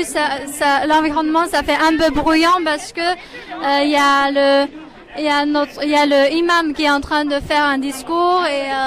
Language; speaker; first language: French; non-native, fluent; Chinese